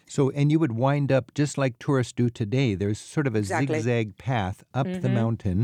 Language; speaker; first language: English; native; English